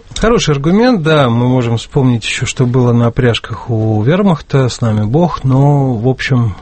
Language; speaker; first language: Russian; native; Russian